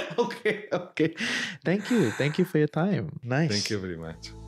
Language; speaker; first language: English; non-native, fluent; Spanish